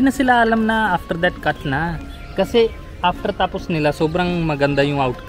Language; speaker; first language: Filipino; non-native, learner; Hindi